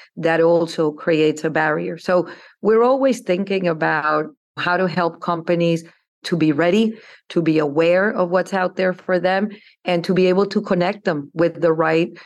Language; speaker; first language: English; non-native, fluent; Spanish